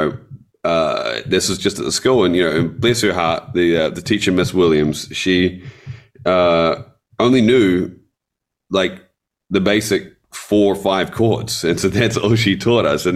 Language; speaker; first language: English; native; English